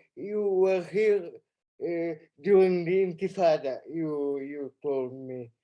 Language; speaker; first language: English; non-native, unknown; Hebrew